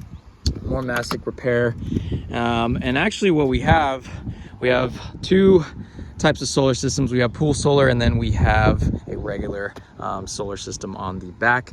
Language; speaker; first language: English; native; English